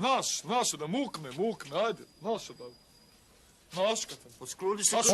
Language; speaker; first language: Bosnian; native; Bosnian